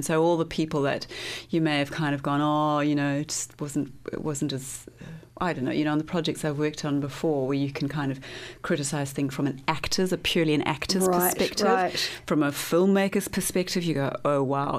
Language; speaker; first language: English; native; English